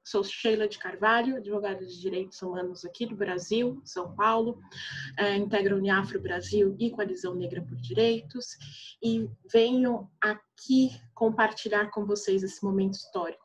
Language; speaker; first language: Portuguese; native; Portuguese